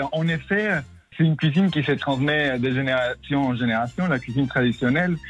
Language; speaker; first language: French; non-native, fluent; Spanish